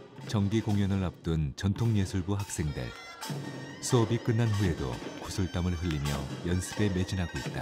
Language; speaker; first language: Korean; native; Korean